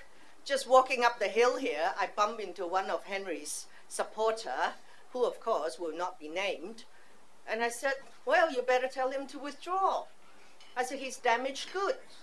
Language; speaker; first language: English; non-native, local second language; Cantonese